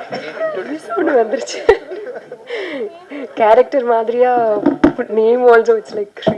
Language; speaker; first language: Tamil; non-native, learner; Telugu